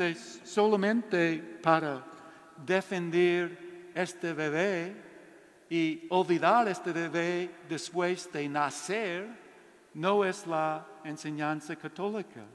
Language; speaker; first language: Spanish; non-native, learner; English